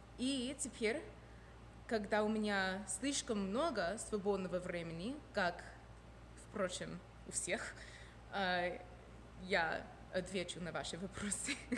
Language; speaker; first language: Russian; non-native, fluent; English